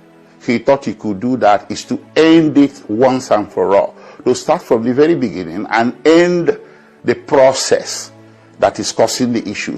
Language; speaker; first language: English; non-native, local second language; Igbo